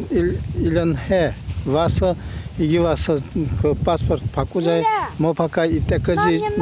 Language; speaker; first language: Korean; early bilingual, heritage; Korean